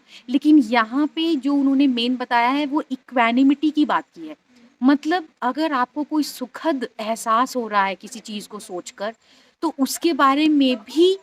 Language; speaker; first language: Hindi; native; Hindi